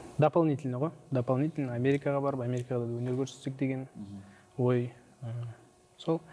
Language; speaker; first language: Kazakh; non-native, local second language; Uzbek